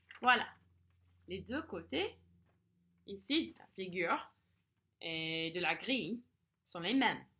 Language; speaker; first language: French; non-native, fluent; English